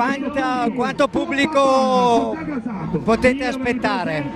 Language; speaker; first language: Italian; native; Italian